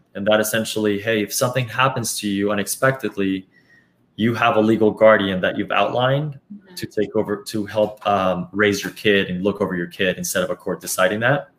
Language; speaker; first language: English; early bilingual, other home language; Spanish